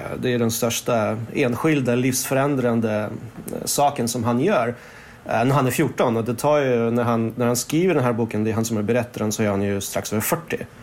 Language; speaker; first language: Swedish; early bilingual, other home language; Russian